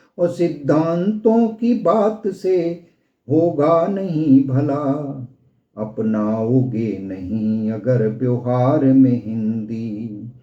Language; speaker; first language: Hindi; native; Hindi